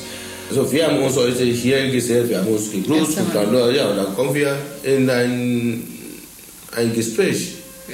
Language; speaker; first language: German; non-native, fluent; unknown